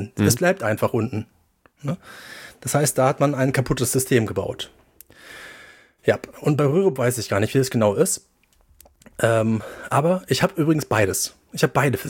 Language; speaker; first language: German; native; German